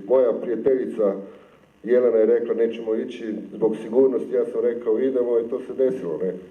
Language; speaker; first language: Croatian; native; Croatian